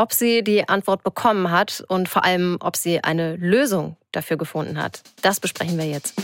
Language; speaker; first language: German; native; German